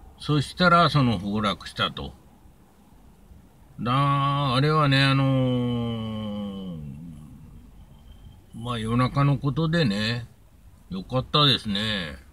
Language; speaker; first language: Japanese; native; Japanese